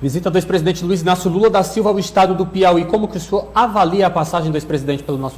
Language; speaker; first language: Portuguese; native; Portuguese